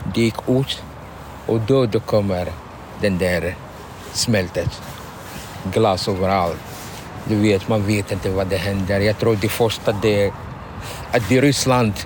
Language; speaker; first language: Swedish; non-native, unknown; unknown